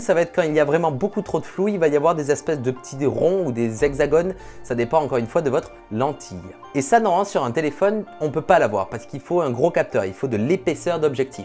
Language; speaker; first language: French; native; French